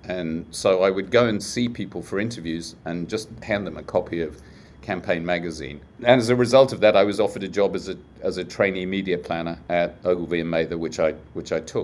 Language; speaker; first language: English; native; English